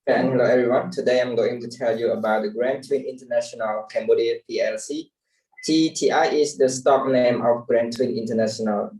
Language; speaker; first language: English; non-native, learner; Khmer